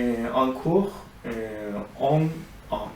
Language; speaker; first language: French; non-native, learner; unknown